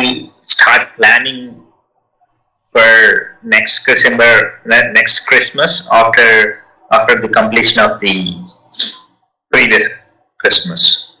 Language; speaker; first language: English; non-native, learner; Telugu